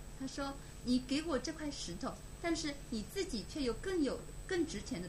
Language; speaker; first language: Chinese; native; Chinese